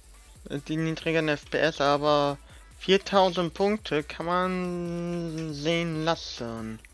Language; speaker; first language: German; native; German